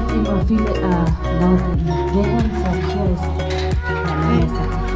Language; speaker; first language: German; non-native, learner; Tibetan